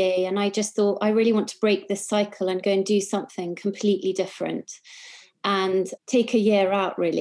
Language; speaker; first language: English; native; English